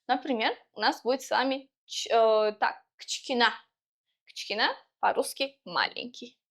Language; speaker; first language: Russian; non-native, local second language; Uzbek